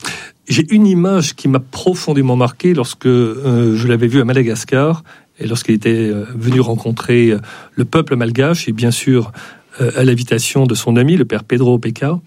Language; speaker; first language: French; native; French